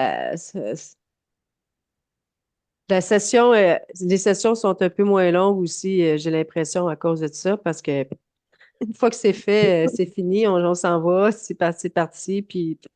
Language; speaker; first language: French; native; French